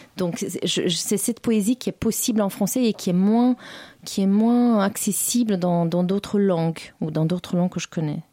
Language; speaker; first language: French; non-native, fluent; Romanian